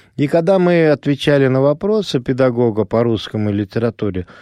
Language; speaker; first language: Russian; non-native, local second language; Azerbaijani